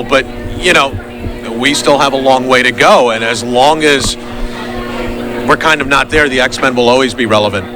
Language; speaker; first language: English; native; English